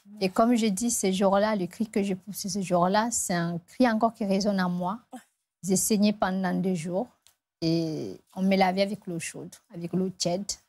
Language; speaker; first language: French; non-native, local second language; Fula